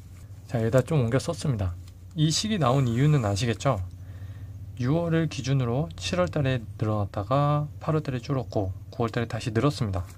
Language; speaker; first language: Korean; native; Korean